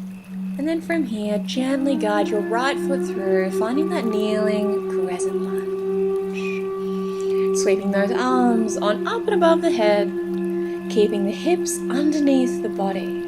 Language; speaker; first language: English; native; English